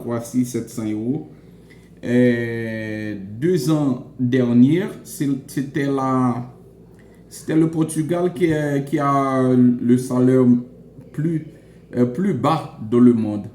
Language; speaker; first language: French; non-native, local second language; Haitian Creole